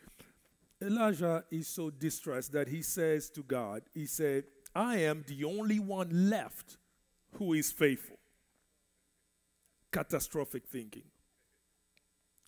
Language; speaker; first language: English; non-native, fluent; French